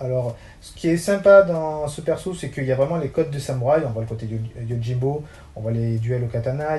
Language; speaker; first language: French; native; French